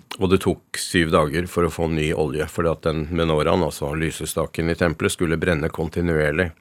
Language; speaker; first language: Norwegian; early bilingual, other home language; Yiddish